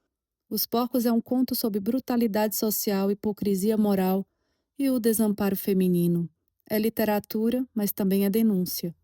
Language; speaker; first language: Portuguese; native; Portuguese